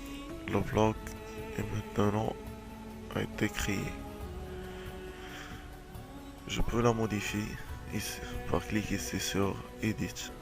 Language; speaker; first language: French; non-native, local second language; Arabic